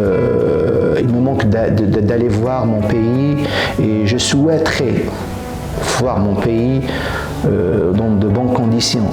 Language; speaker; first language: French; non-native, local second language; Arabic